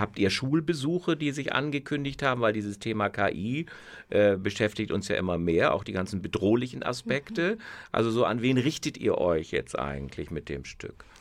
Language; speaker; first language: German; native; German